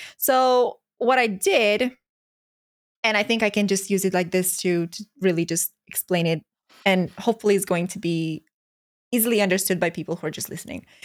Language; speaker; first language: English; non-native, fluent; Romanian